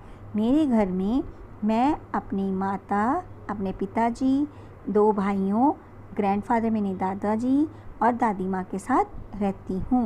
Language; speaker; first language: Hindi; native; Hindi